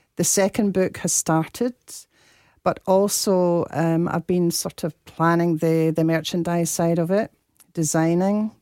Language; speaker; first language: English; native; English